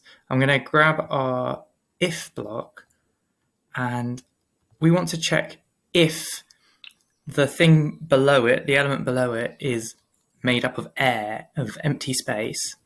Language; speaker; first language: English; native; English